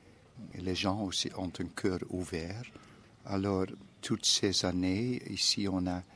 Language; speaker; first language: French; non-native, fluent; Dutch